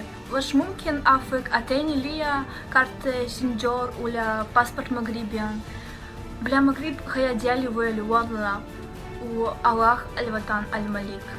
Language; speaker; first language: Arabic; non-native, learner; Russian